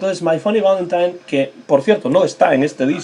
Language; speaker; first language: Spanish; native; Spanish